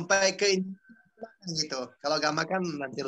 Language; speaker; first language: Indonesian; non-native, fluent; Uzbek